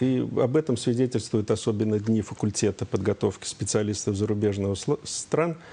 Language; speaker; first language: Russian; native; Russian